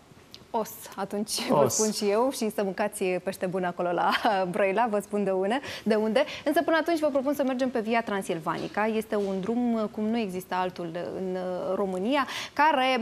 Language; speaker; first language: Romanian; native; Romanian